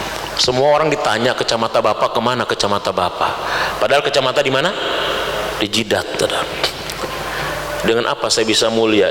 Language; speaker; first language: Indonesian; native; Indonesian